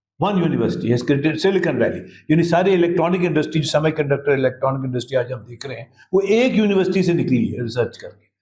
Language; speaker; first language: Urdu; native; Urdu